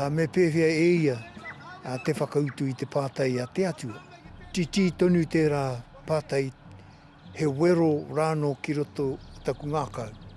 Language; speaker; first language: Māori; native; Māori